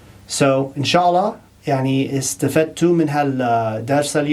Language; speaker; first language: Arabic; non-native, fluent; English